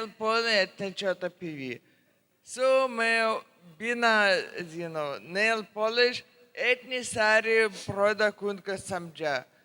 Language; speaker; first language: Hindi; non-native, learner; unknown